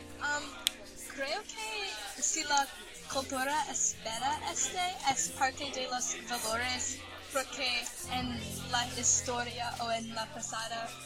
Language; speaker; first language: Spanish; non-native, learner; English